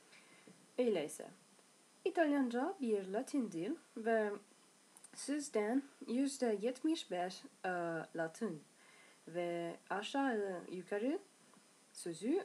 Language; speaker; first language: Turkish; non-native, learner; Italian